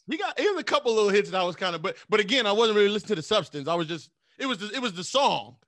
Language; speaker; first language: English; native; English